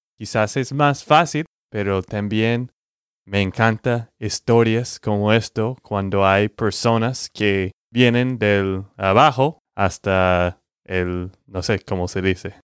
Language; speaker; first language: Spanish; non-native, learner; English